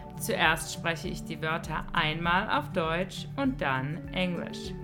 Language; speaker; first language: German; non-native, fluent; English